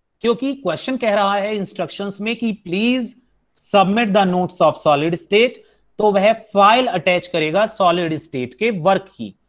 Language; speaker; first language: Hindi; native; Hindi